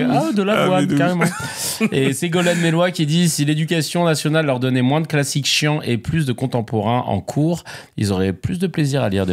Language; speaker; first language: French; native; French